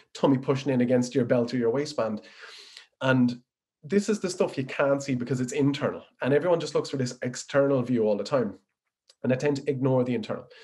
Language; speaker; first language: English; native; English